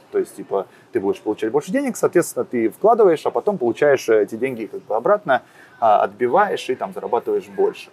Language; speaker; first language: Russian; native; Russian